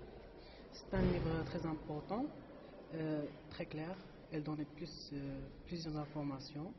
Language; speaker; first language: French; non-native, learner; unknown